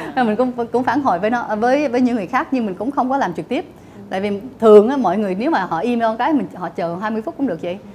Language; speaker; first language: Vietnamese; early bilingual, heritage; Vietnamese